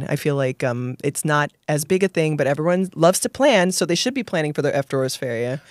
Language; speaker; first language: English; native; English